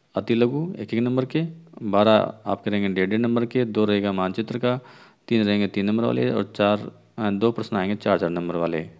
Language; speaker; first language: Hindi; native; Hindi